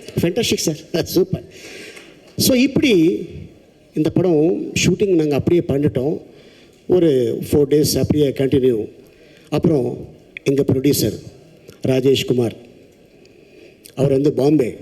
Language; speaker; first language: Tamil; non-native, local second language; Telugu